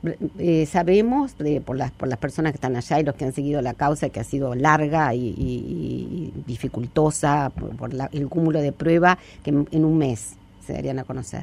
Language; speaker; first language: Spanish; native; Spanish